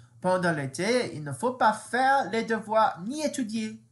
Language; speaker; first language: French; non-native, fluent; English